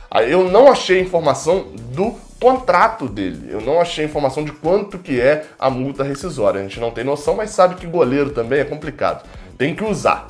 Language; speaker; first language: Portuguese; native; Portuguese